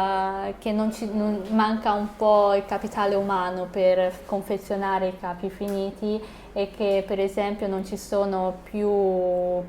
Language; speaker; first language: Italian; non-native, fluent; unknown